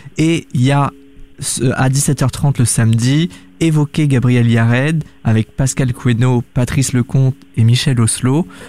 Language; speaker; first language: French; native; French